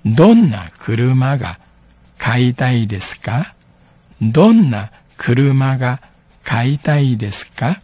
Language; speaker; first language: Japanese; non-native, fluent; Min Nan Chinese